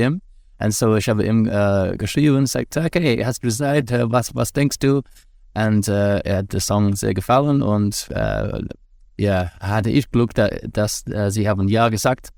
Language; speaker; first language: German; non-native, fluent; English